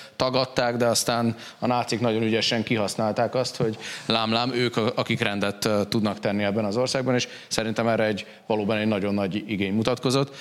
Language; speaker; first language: Hungarian; native; Hungarian